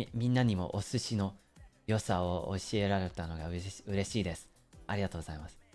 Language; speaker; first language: Japanese; early bilingual, other home language; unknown